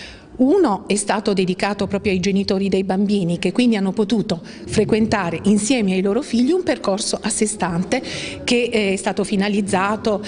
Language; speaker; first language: Italian; native; Italian